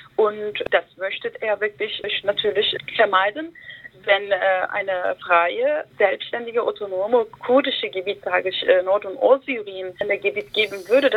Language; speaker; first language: German; early bilingual, other home language; Kurdish